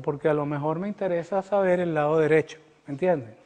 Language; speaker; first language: Spanish; native; Spanish